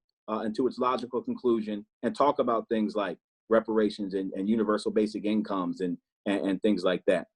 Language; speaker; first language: English; native; English